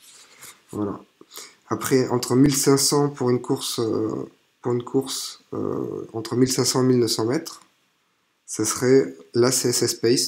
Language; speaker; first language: French; native; French